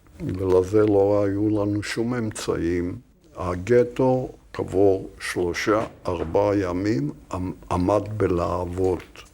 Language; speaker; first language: Hebrew; non-native, fluent; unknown